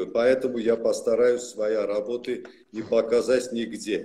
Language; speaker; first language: Russian; non-native, local second language; Armenian